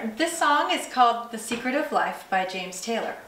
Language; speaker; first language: English; native; English